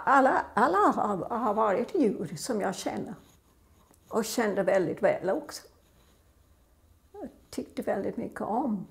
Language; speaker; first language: Swedish; non-native, fluent; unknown